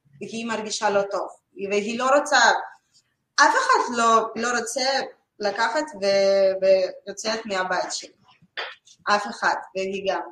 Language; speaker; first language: Hebrew; non-native, learner; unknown